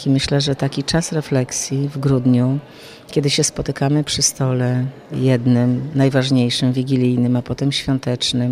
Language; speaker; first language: Polish; native; Polish